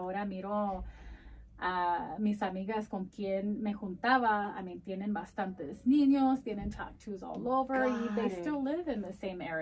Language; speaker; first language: Spanish; early bilingual, heritage; Spanish